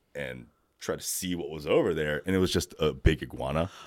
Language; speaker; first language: English; native; English